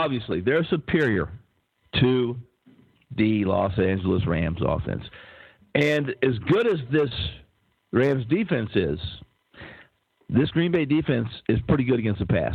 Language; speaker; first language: English; native; English